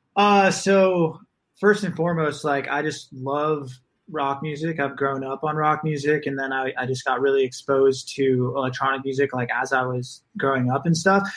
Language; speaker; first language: English; native; English